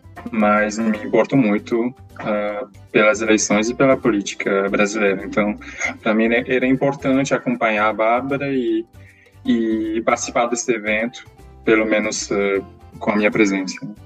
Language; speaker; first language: Portuguese; non-native, fluent; French